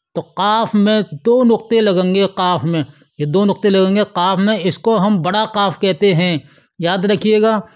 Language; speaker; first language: Hindi; native; Hindi